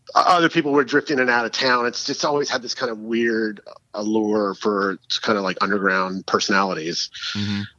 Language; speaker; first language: English; native; English